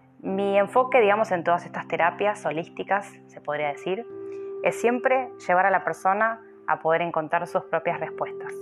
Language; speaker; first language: Spanish; native; Spanish